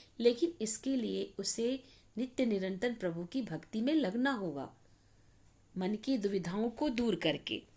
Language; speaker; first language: Hindi; native; Hindi